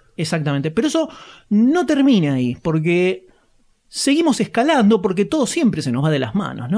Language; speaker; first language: Spanish; native; Spanish